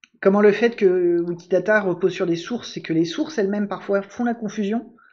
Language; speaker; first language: French; native; French